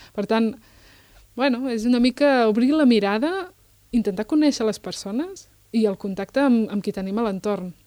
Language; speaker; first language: Catalan; early bilingual, other home language; Berber languages